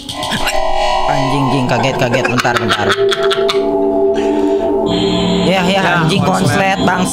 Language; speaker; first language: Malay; non-native, local second language; Sundanese